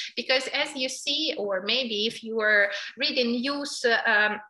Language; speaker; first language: English; non-native, fluent; Ukrainian